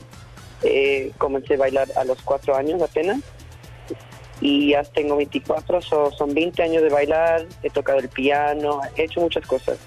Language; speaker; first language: Spanish; early bilingual, heritage; Spanish